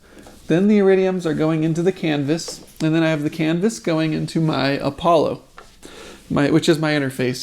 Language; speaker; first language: English; native; English